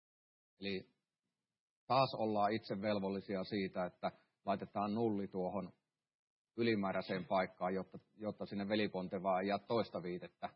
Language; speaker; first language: Finnish; native; Finnish